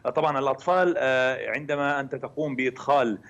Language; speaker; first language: Arabic; native; Arabic